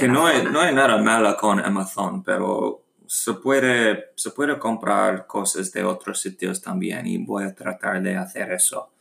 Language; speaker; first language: Spanish; non-native, learner; English